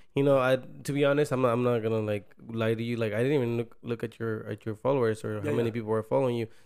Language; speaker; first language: English; early bilingual, other home language; Spanish